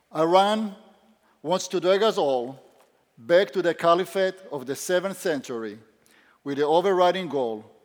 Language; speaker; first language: English; non-native, fluent; Hebrew